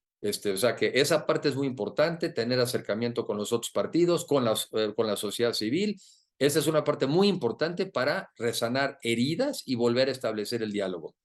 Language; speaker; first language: Spanish; native; Spanish